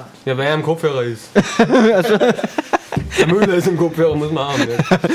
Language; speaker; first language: German; native; German